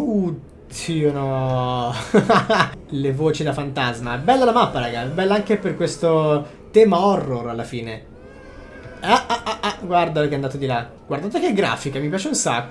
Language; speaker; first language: Italian; native; Italian